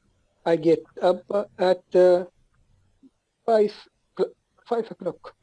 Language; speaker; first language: English; non-native, learner; Arabic